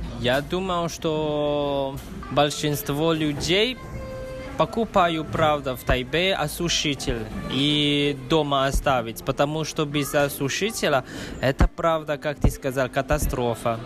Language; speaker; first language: Russian; non-native, fluent; Chinese